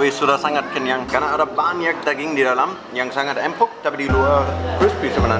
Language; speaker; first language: Indonesian; non-native, fluent; German